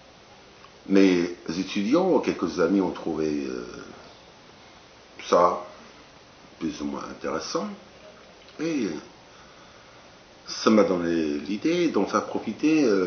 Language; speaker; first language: French; non-native, local second language; Arabic